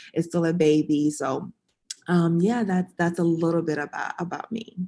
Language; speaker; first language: English; early bilingual, other home language; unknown